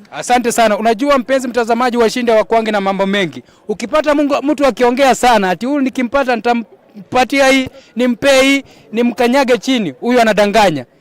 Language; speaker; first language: Swahili; non-native, local second language; Gusii